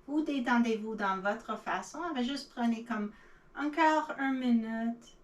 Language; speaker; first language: French; non-native, learner; English